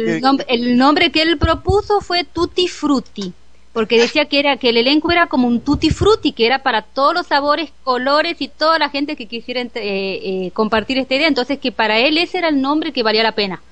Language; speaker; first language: Spanish; native; Spanish